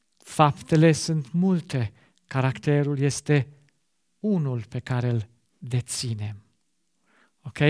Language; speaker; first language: Romanian; non-native, fluent; German